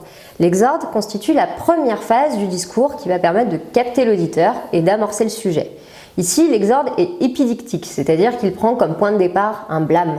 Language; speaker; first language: French; native; French